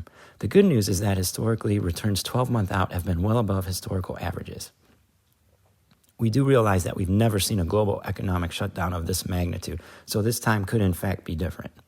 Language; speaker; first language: English; native; English